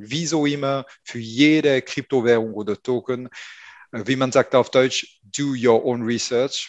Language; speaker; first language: German; non-native, fluent; French